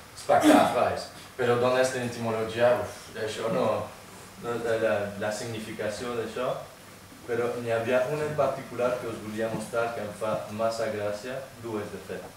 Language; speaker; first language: Catalan; non-native, fluent; French